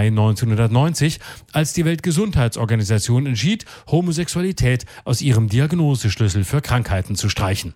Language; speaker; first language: German; native; German